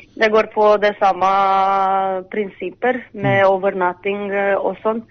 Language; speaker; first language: Norwegian; non-native, fluent; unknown